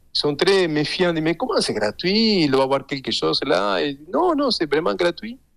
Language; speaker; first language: French; non-native, fluent; Spanish